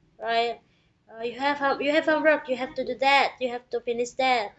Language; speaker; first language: English; non-native, learner; Indonesian